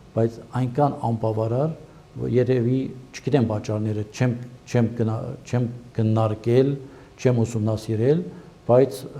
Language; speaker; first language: Armenian; early bilingual, heritage; Armenian